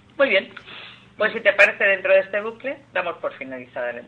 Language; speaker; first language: Spanish; native; Spanish